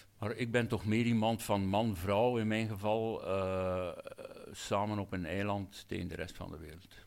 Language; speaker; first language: Dutch; native; Dutch